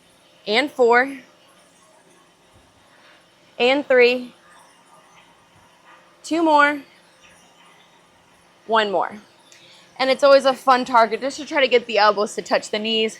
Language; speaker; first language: English; native; English